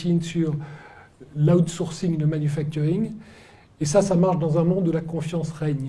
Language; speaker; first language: French; native; French